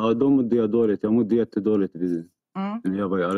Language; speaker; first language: Swedish; non-native, fluent; Arabic